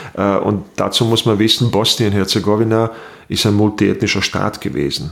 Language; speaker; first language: German; non-native, fluent; Bosnian